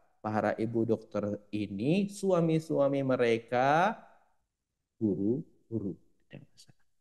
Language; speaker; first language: Indonesian; native; Indonesian